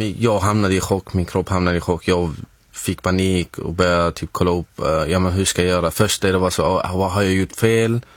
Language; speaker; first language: Swedish; non-native, fluent; Arabic